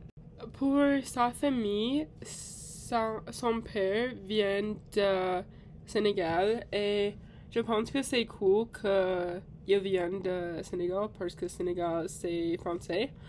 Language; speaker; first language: French; non-native, learner; English